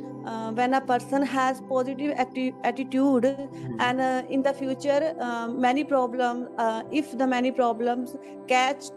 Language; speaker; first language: English; non-native, learner; Hindi